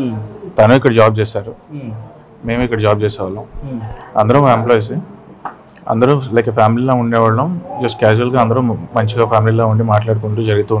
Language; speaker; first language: Telugu; native; Telugu